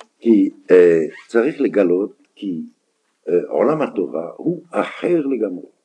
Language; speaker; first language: Hebrew; non-native, fluent; French